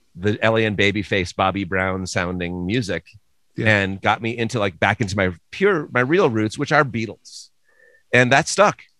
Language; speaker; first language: English; native; English